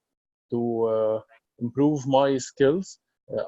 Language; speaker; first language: English; non-native, learner; Arabic